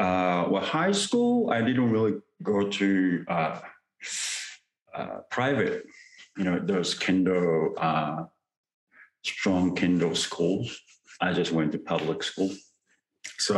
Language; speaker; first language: English; non-native, fluent; Japanese